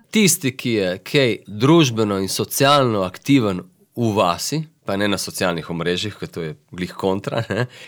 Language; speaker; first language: Slovenian; native; Slovenian